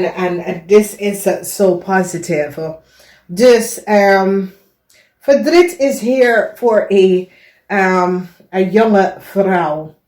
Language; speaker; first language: Dutch; non-native, learner; English